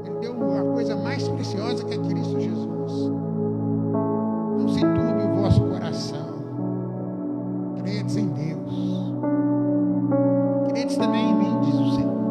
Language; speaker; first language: Portuguese; native; Portuguese